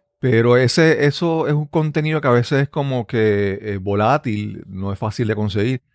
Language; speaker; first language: Spanish; native; Spanish